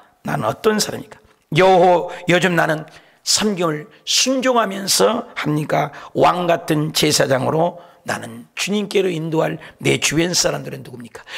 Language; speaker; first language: Korean; native; Korean